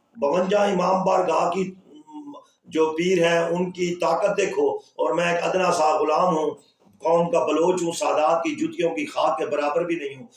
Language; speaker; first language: Urdu; non-native, local second language; Punjabi